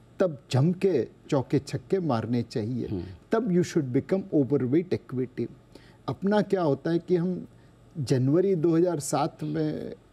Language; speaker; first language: Hindi; non-native, local second language; Gujarati